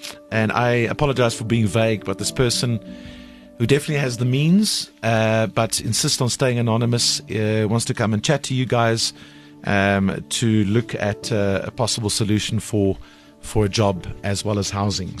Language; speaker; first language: English; non-native, local second language; Afrikaans